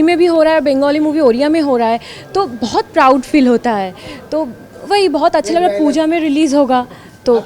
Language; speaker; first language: Hindi; non-native, local second language; Bangla